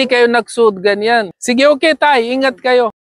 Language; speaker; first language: Filipino; non-native, learner; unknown